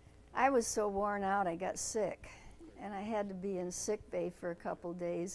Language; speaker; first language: English; native; English